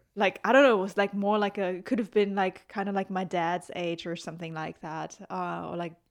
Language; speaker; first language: English; non-native, fluent; German